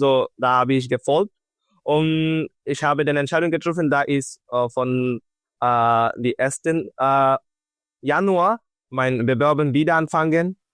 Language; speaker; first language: German; non-native, learner; Bangla